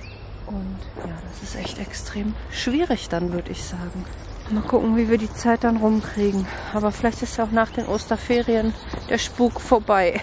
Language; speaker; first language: German; native; German